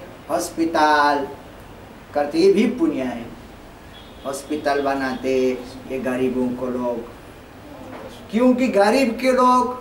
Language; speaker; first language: Hindi; non-native, learner; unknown